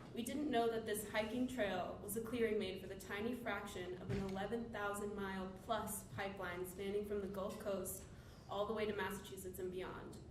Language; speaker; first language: English; native; English